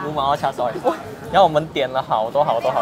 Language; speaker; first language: Chinese; native; Chinese